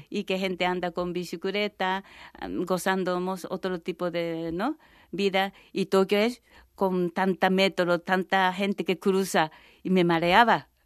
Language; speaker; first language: Spanish; non-native, fluent; Japanese